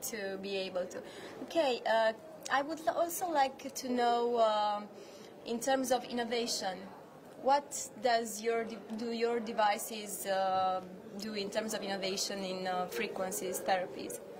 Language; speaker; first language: English; non-native, fluent; Romanian